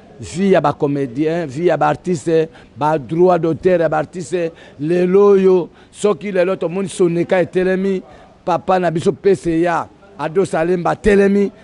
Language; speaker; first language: Lingala; non-native, local second language; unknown